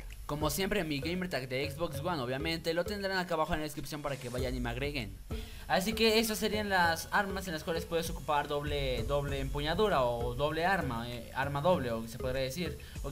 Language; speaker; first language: Spanish; native; Spanish